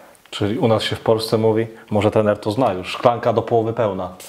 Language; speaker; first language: Polish; native; Polish